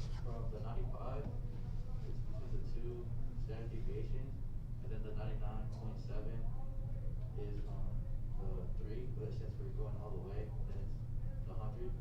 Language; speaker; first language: English; native; English